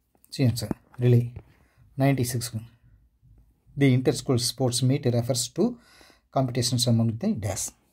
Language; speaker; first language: English; non-native, local second language; Tamil